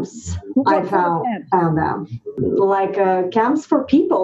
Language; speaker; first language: English; non-native, fluent; Bulgarian